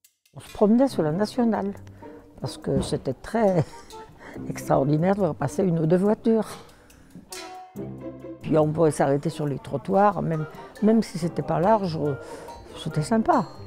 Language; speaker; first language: French; native; French